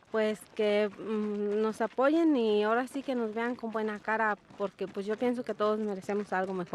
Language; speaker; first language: Spanish; native; Spanish